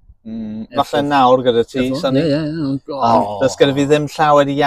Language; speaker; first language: Welsh; non-native, local second language; English